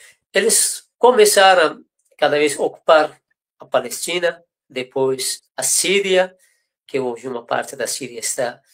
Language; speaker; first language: Portuguese; non-native, fluent; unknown